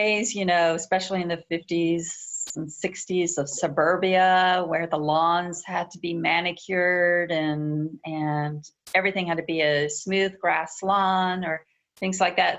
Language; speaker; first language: English; native; English